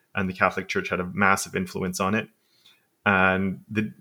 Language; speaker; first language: English; native; English